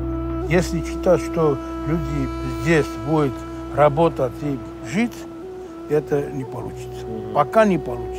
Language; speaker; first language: Russian; non-native, local second language; Armenian